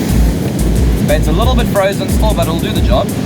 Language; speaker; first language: English; native; English